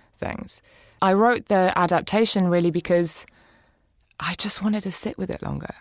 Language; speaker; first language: English; native; English